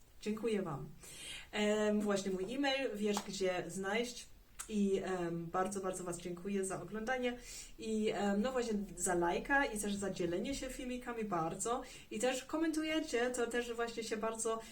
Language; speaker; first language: Polish; early bilingual, heritage; German